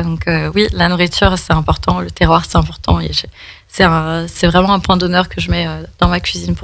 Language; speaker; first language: French; native; French